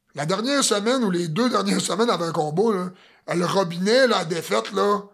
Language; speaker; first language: French; native; French